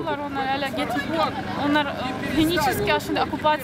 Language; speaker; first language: Turkish; early bilingual, heritage; Turkish